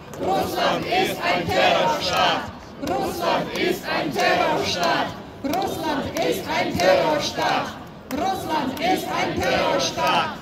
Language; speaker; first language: German; non-native, fluent; Ukrainian